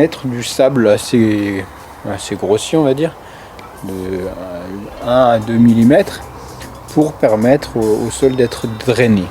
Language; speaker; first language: French; native; French